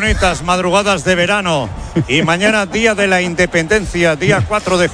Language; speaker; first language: Spanish; native; Spanish